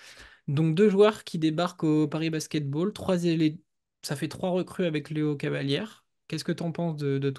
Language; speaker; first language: French; native; French